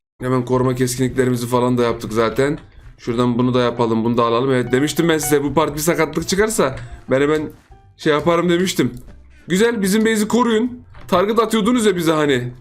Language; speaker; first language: Turkish; native; Turkish